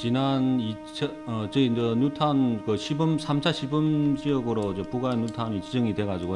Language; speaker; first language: Korean; native; Korean